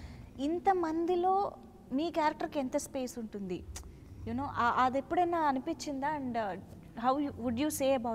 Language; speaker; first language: Telugu; native; Telugu